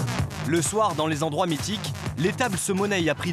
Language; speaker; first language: French; native; French